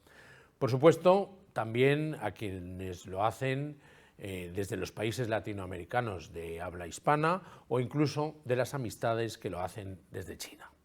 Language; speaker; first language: Spanish; native; Spanish